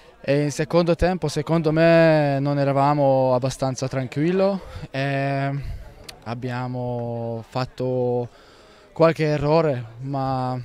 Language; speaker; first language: Italian; non-native, learner; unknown